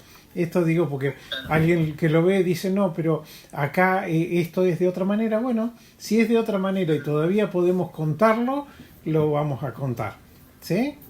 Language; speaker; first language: Spanish; native; Spanish